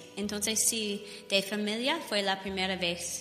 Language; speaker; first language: Spanish; non-native, fluent; English